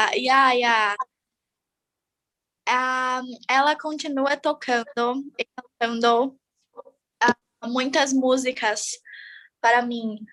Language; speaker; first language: Portuguese; non-native, learner; English